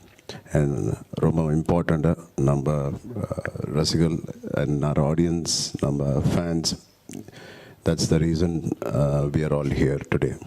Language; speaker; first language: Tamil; non-native, local second language; Telugu